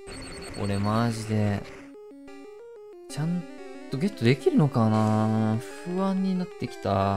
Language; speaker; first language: Japanese; native; Japanese